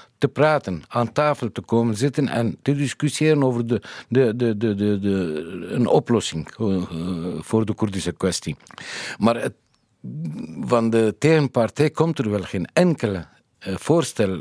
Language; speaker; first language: Dutch; non-native, fluent; Kurdish